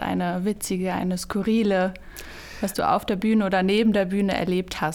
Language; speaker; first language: German; native; German